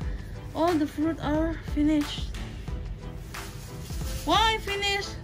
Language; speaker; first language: English; non-native, learner; Indonesian